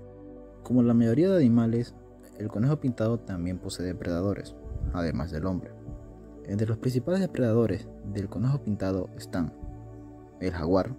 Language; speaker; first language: Spanish; native; Spanish